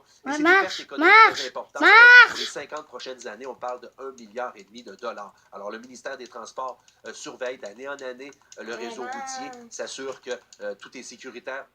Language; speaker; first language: French; native; French